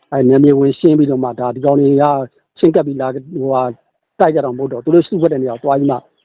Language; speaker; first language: Burmese; native; Burmese